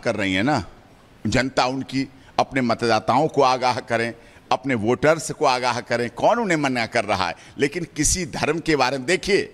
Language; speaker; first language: Hindi; native; Hindi